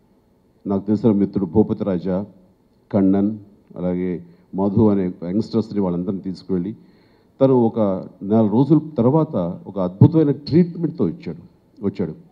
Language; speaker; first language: Telugu; native; Telugu